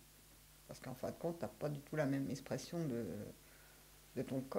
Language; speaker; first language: French; native; French